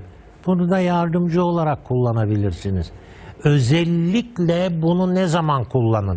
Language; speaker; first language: Turkish; native; Turkish